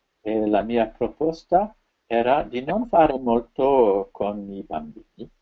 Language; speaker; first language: Italian; non-native, fluent; French